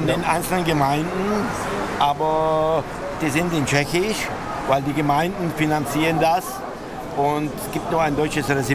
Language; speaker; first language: German; native; German